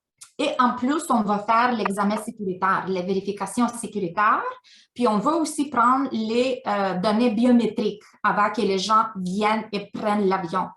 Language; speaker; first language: French; non-native, fluent; Ukrainian